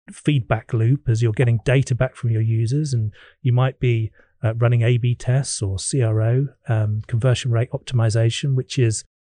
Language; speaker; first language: English; native; English